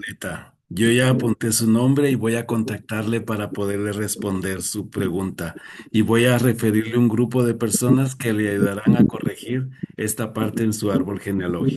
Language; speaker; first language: Spanish; native; Spanish